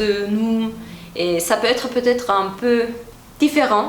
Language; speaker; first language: French; non-native, fluent; Romanian